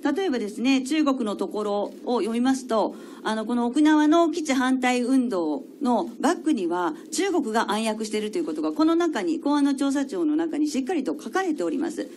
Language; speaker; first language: Japanese; native; Japanese